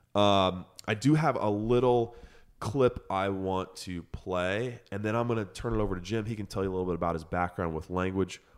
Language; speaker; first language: English; native; English